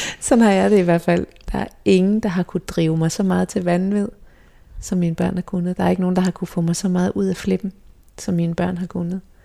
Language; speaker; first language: Danish; native; Danish